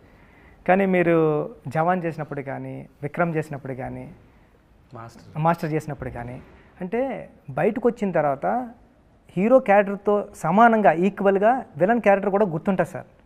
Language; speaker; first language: Telugu; native; Telugu